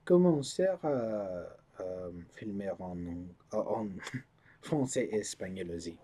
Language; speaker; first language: French; non-native, learner; English